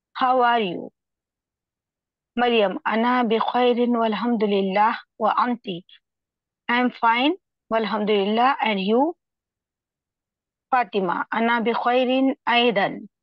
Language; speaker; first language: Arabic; non-native, learner; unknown